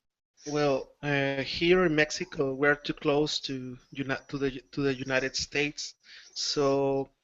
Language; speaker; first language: English; non-native, learner; Spanish